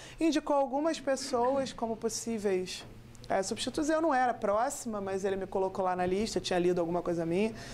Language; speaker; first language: Portuguese; native; Portuguese